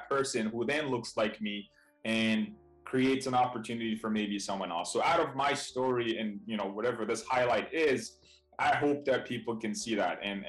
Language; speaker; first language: English; non-native, fluent; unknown